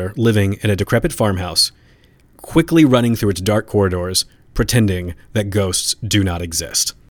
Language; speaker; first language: English; native; English